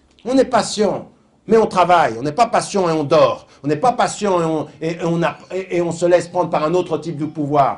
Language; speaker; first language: French; native; French